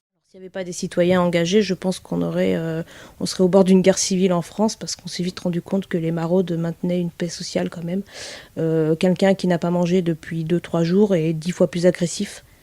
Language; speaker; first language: French; native; French